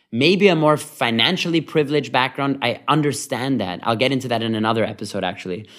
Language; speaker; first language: English; early bilingual, other home language; Hebrew